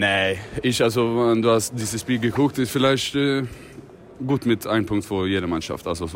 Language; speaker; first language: German; non-native, learner; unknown